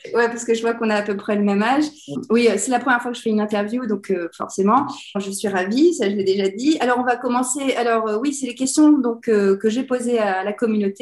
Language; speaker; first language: French; native; French